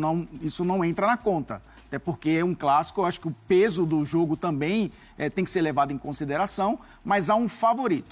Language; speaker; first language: Portuguese; native; Portuguese